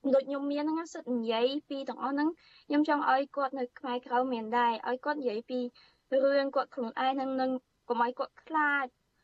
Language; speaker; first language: Khmer; early bilingual, heritage; Khmer